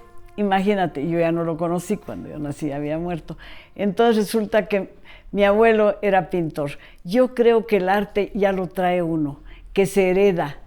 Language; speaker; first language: Spanish; native; Spanish